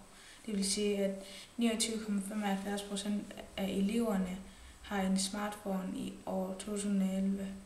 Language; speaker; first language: Danish; native; Danish